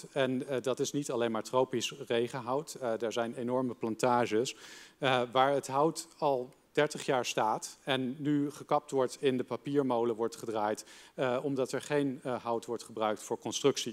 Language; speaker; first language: Dutch; native; Dutch